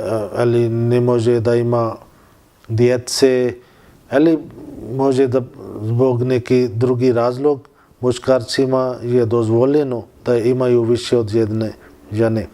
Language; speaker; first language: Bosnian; non-native, learner; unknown